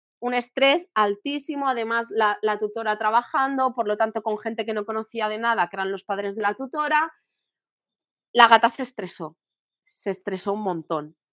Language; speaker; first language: Spanish; native; Spanish